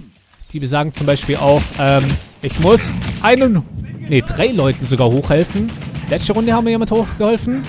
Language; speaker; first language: German; native; German